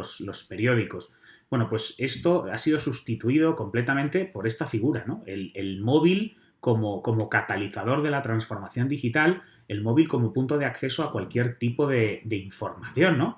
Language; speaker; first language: Spanish; native; Spanish